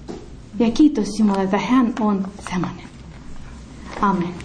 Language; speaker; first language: Finnish; non-native, learner; Russian